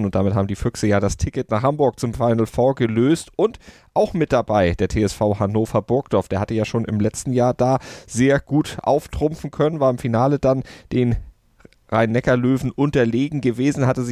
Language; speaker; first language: German; native; German